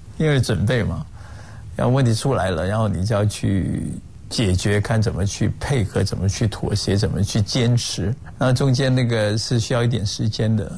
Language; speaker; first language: Chinese; non-native, local second language; Cantonese